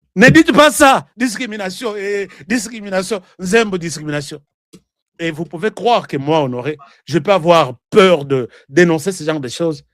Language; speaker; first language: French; non-native, local second language; Lingala